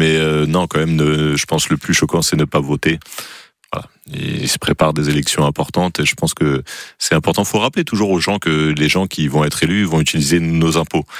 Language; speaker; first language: French; native; French